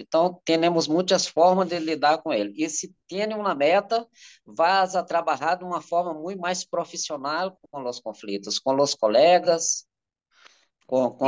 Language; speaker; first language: Spanish; non-native, learner; Portuguese